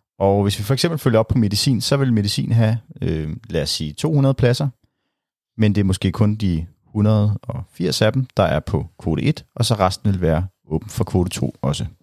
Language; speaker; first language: Danish; native; Danish